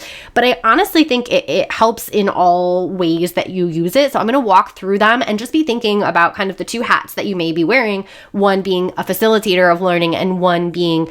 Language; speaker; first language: English; native; English